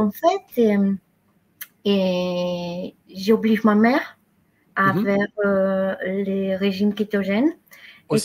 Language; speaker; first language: French; non-native, fluent; Polish